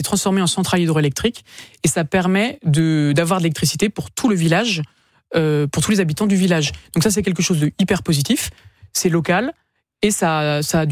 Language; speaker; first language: French; native; French